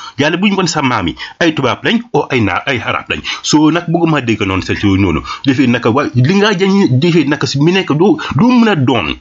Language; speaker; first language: Wolof; non-native, local second language; Serer